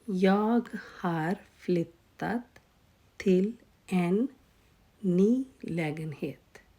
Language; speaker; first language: Swedish; non-native, learner; Urdu